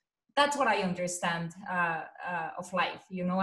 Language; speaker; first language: English; non-native, fluent; Spanish